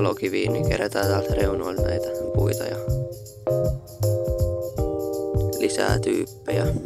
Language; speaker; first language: Finnish; native; Finnish